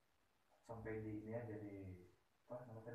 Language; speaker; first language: Indonesian; native; Indonesian